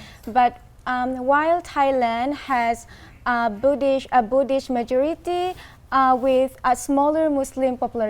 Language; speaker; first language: English; non-native, fluent; Thai